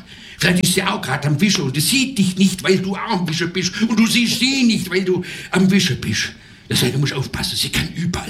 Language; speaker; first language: German; native; German